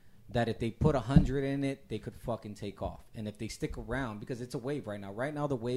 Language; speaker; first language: English; native; English